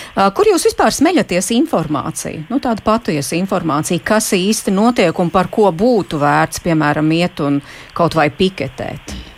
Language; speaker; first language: Latvian; native; Latvian